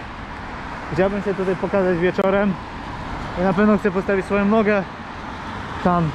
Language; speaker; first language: Polish; native; Polish